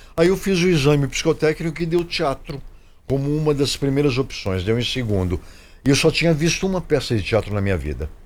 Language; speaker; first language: Portuguese; native; Portuguese